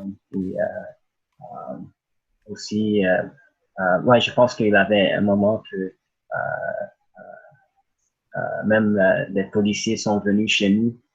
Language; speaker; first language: French; early bilingual, other home language; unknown